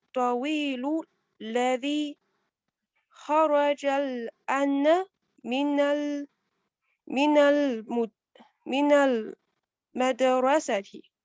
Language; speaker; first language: Arabic; non-native, learner; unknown